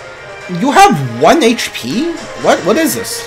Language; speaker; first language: English; native; English